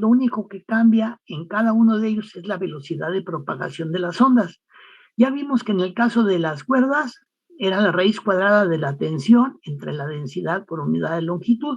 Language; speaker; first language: Spanish; native; Spanish